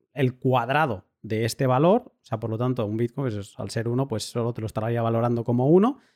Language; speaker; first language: Spanish; native; Spanish